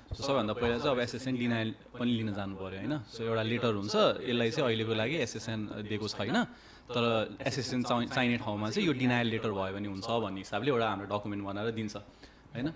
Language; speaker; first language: Nepali; native; Nepali